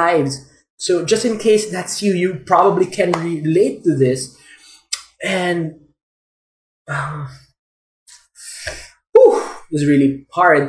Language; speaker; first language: English; non-native, local second language; Filipino